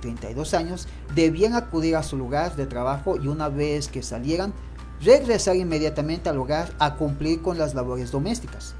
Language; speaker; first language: Spanish; native; Spanish